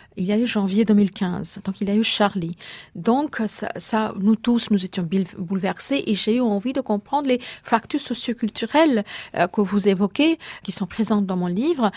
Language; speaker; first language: French; non-native, fluent; Bangla